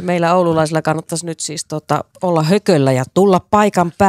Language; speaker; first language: Finnish; native; Finnish